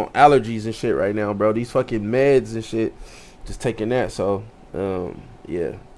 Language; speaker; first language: English; native; English